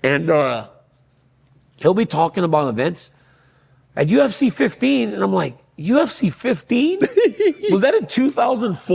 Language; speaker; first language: English; native; English